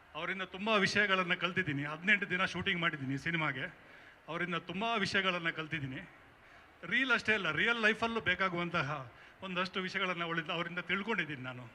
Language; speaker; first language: Kannada; non-native, local second language; Tulu